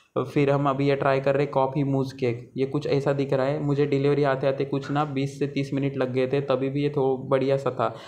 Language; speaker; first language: Hindi; non-native, local second language; Marathi